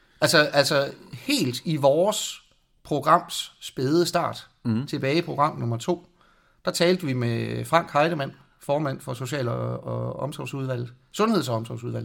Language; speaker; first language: Danish; native; Danish